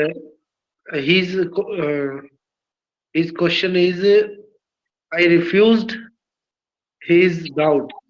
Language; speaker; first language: English; non-native, learner; Hindi